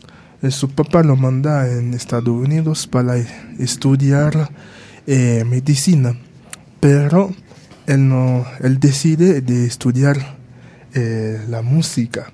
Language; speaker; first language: Spanish; non-native, fluent; Haitian Creole